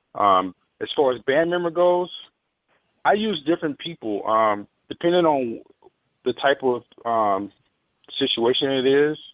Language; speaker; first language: English; native; English